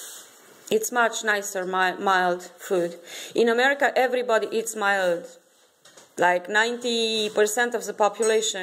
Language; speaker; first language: English; non-native, fluent; Hungarian